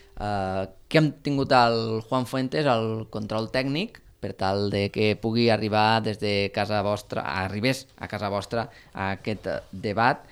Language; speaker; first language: Catalan; native; Catalan